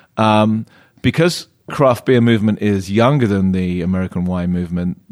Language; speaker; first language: English; native; English